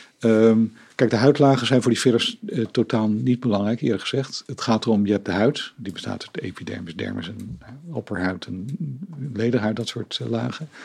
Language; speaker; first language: Dutch; native; Dutch